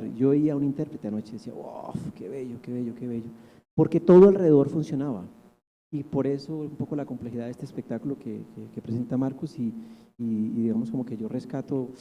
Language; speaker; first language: Spanish; native; Spanish